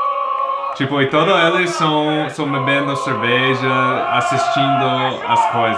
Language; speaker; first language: Portuguese; non-native, fluent; English